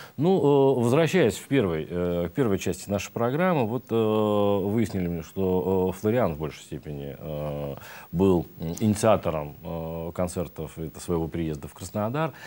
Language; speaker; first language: Russian; native; Russian